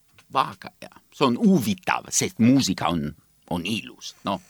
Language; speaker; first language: Estonian; non-native, learner; Italian